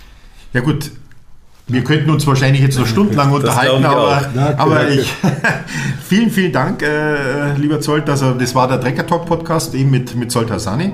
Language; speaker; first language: German; native; German